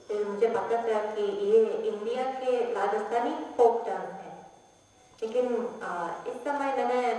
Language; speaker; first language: Hindi; non-native, learner; Japanese